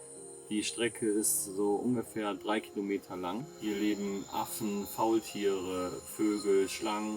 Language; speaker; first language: German; native; German